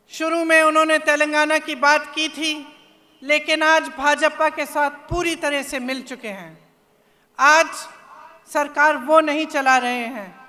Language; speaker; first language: Hindi; native; Hindi